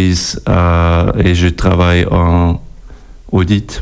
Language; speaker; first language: French; non-native, learner; German